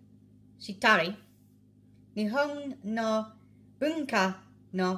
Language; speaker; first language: Japanese; non-native, learner; English